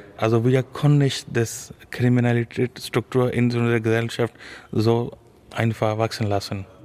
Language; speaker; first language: German; non-native, learner; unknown